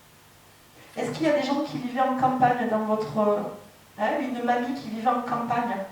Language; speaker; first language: French; native; French